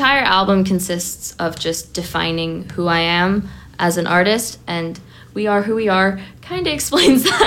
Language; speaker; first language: English; native; English